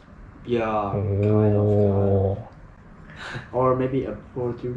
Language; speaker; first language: English; non-native, learner; Chinese